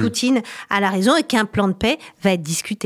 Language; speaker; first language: French; native; French